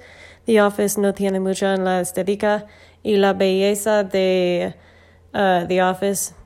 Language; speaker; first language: Spanish; non-native, learner; English